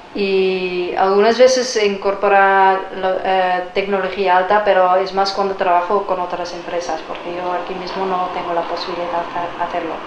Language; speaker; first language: Spanish; non-native, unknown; Dutch